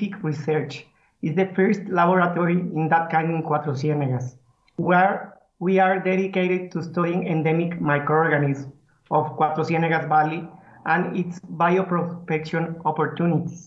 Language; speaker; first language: English; non-native, fluent; Spanish